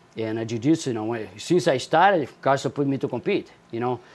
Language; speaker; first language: English; non-native, fluent; Portuguese